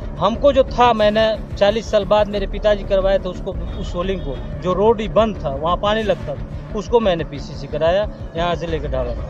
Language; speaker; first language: Hindi; native; Hindi